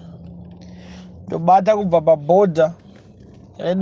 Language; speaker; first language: English; non-native, local second language; Shona